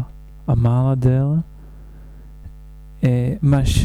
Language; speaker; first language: Portuguese; non-native, learner; English